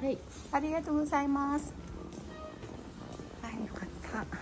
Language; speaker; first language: Japanese; non-native, learner; Filipino